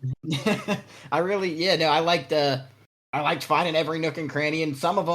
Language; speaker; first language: English; native; English